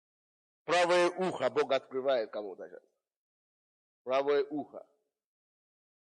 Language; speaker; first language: Russian; non-native, fluent; Yoruba